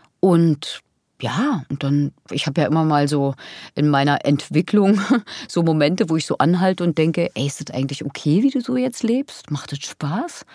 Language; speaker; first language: German; native; German